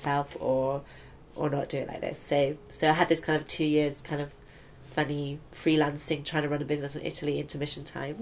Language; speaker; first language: English; native; English